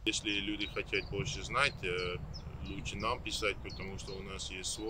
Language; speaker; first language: Russian; non-native, fluent; Dutch